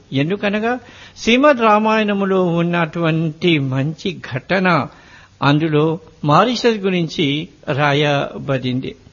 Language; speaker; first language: Telugu; non-native, fluent; Morisyen